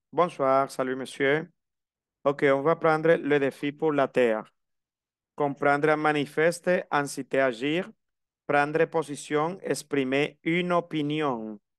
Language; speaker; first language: French; non-native, fluent; Spanish